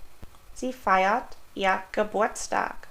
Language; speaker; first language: German; non-native, fluent; English